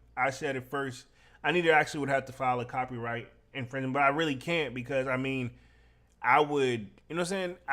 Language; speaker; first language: English; native; English